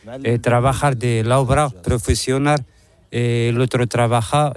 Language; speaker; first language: Spanish; non-native, learner; Arabic